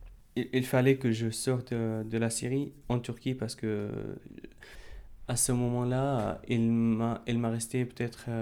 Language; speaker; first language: French; non-native, fluent; Arabic